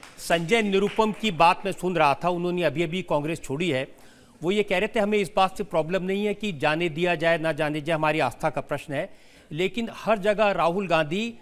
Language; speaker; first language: Hindi; native; Hindi